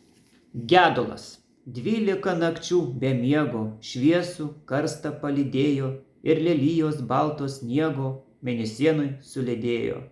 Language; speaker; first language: Lithuanian; native; Lithuanian